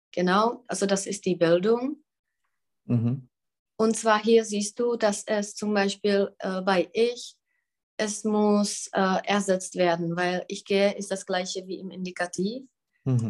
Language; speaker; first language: German; non-native, fluent; Czech